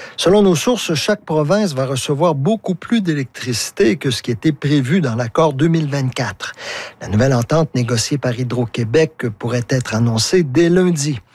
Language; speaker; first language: French; native; French